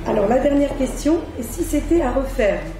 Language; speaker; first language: French; native; French